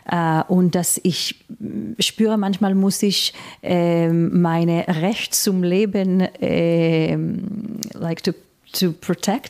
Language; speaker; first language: German; non-native, fluent; Hebrew